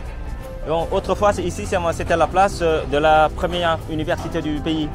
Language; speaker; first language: French; non-native, fluent; Vietnamese